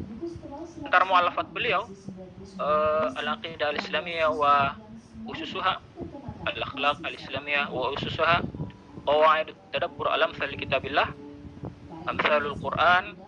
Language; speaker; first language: Arabic; non-native, learner; Indonesian